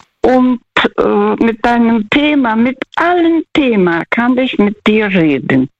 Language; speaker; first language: German; non-native, learner; Russian